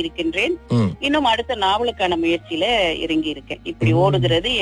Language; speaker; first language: Tamil; early bilingual, heritage; Tamil